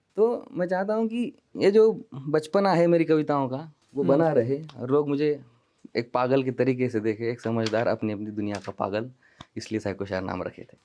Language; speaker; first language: Hindi; non-native, local second language; Marathi